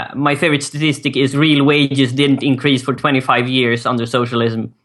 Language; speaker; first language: English; non-native, fluent; Swedish